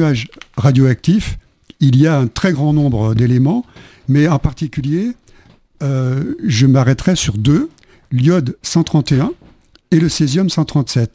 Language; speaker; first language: French; native; French